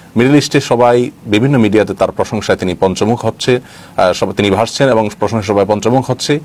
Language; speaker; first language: Bangla; native; Bangla